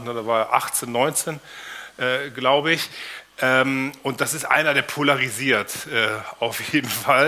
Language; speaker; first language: German; native; German